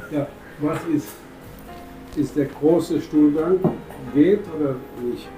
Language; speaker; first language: German; non-native, fluent; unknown